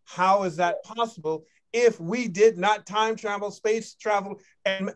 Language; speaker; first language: English; native; English